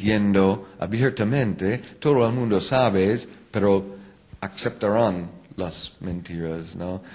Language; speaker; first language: Spanish; non-native, fluent; English